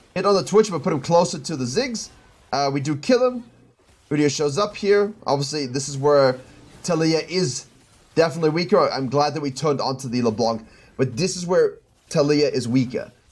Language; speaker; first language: English; native; English